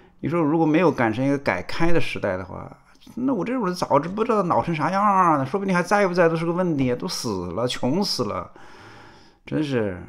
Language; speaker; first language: Chinese; native; Chinese